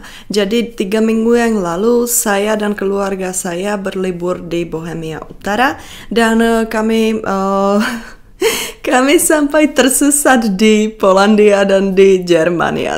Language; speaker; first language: Indonesian; non-native, fluent; Czech